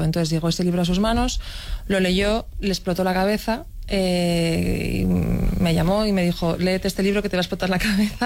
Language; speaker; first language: Spanish; native; Spanish